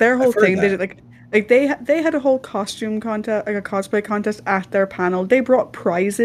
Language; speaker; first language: English; native; English